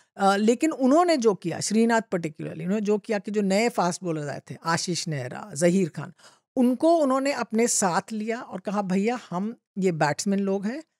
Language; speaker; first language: Hindi; non-native, local second language; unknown